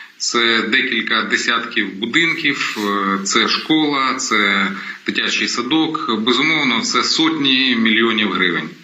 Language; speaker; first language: Ukrainian; non-native, local second language; Russian